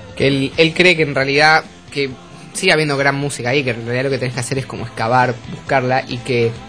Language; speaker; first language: Spanish; native; Spanish